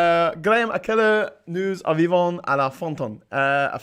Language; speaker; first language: French; non-native, learner; English